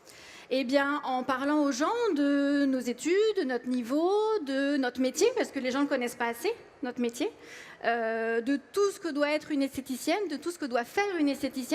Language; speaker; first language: French; native; French